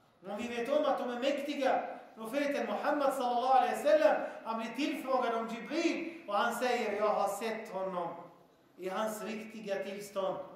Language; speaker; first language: Swedish; early bilingual, other home language; Arabic